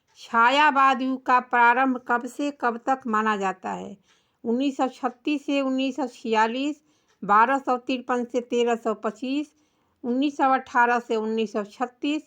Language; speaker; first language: Hindi; native; Hindi